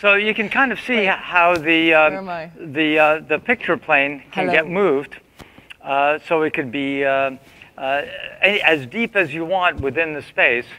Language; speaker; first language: English; native; English